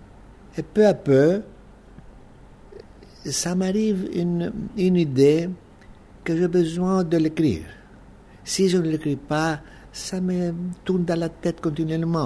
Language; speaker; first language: French; non-native, fluent; Greek